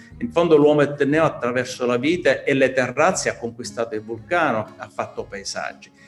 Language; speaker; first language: Italian; native; Italian